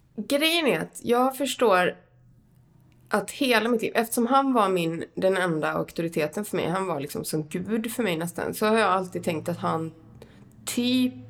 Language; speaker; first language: Swedish; native; Swedish